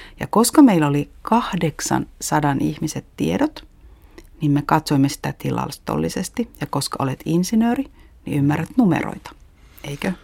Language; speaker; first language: Finnish; native; Finnish